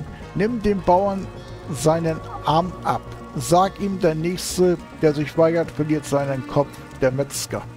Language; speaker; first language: German; native; German